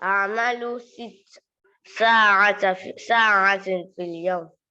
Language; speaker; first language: Arabic; non-native, learner; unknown